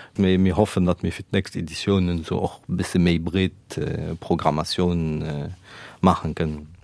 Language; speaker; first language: Luxembourgish; non-native, fluent; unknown